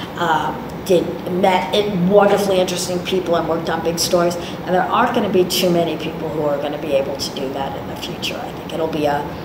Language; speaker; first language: English; native; English